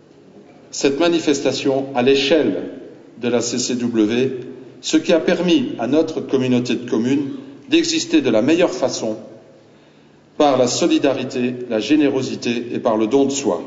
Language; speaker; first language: French; native; French